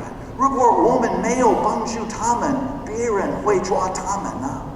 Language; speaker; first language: Chinese; non-native, fluent; English